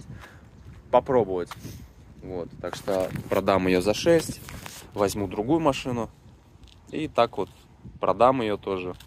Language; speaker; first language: Russian; native; Russian